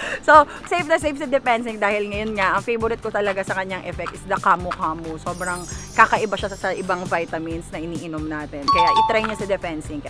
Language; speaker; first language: Filipino; native; Filipino